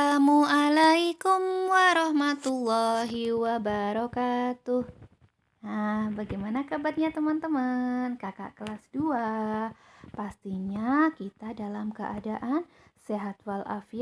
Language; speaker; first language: Indonesian; native; Indonesian